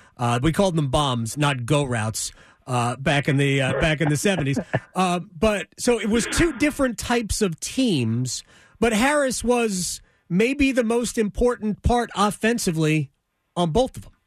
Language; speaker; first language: English; native; English